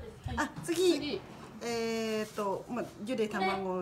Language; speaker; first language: Japanese; non-native, learner; Thai